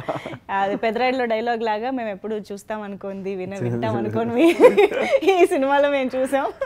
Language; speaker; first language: Telugu; native; Telugu